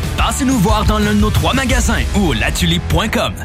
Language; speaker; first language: French; native; French